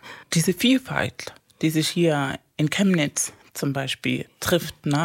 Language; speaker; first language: German; non-native, fluent; Spanish